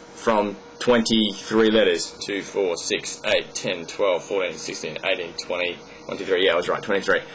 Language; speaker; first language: English; native; English